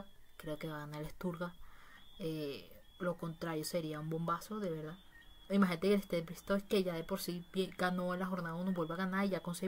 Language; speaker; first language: Spanish; native; Spanish